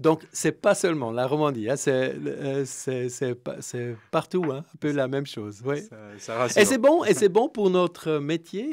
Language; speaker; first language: French; non-native, fluent; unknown